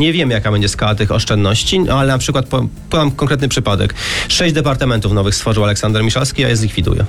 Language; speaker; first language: Polish; native; Polish